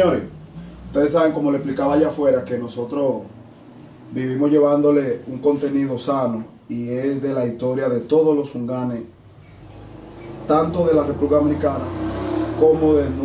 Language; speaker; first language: Spanish; native; Spanish